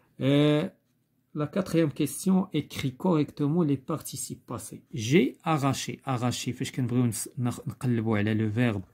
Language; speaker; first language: French; non-native, local second language; Arabic